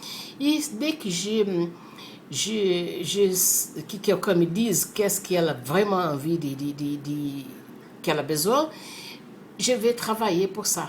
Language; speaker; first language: French; non-native, fluent; Portuguese